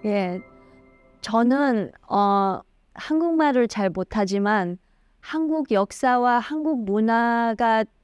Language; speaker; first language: Korean; early bilingual, heritage; Korean